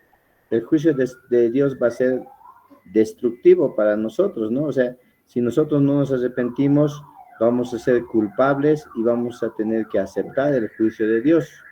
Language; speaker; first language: Spanish; native; Spanish